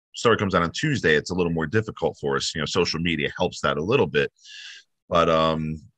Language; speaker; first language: English; native; English